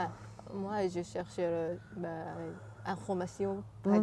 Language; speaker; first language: French; non-native, learner; Japanese